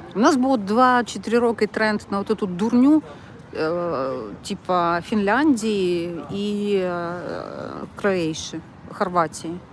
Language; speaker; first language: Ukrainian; non-native, local second language; Russian